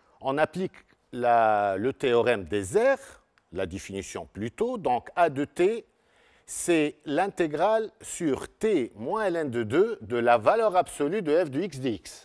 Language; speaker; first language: French; non-native, local second language; Arabic